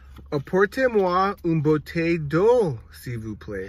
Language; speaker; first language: French; non-native, learner; English